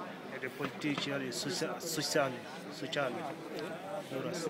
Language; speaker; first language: Italian; non-native, learner; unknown